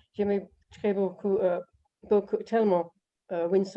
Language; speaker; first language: French; non-native, learner; English